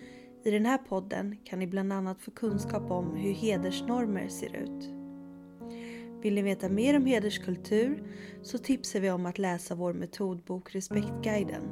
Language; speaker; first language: Swedish; native; Swedish